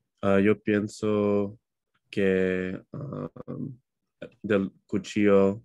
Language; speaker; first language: Spanish; non-native, learner; English